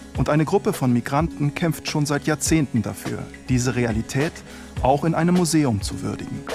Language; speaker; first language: German; native; German